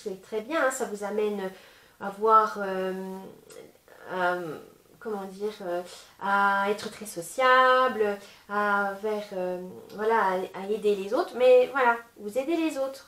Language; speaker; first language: French; native; French